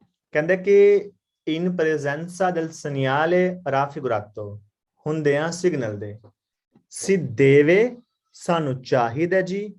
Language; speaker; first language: Italian; non-native, learner; Punjabi